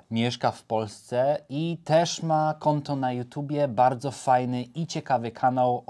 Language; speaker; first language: Polish; non-native, fluent; English